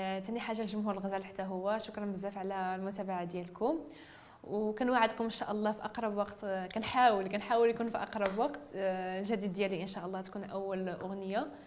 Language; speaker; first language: Arabic; native; Arabic